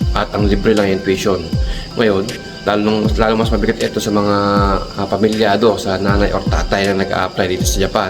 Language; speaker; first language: Filipino; native; Filipino